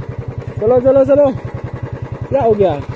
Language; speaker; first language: Hindi; non-native, local second language; Bodo